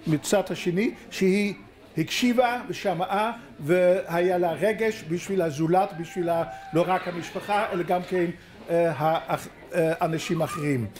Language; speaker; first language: Hebrew; non-native, fluent; Dutch